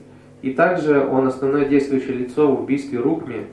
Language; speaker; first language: Russian; native; Russian